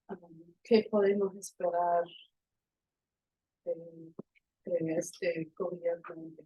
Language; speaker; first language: Spanish; non-native, fluent; English